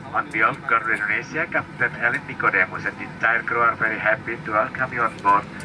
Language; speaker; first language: English; non-native, fluent; Indonesian